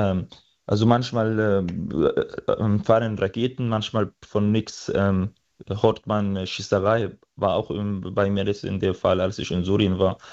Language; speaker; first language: German; non-native, fluent; Arabic